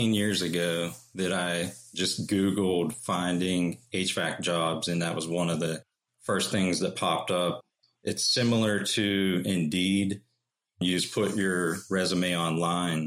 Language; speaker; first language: English; native; English